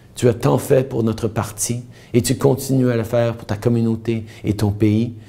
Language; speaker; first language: French; early bilingual, heritage; French